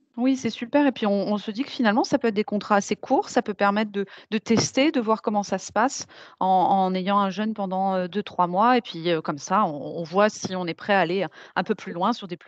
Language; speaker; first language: French; native; French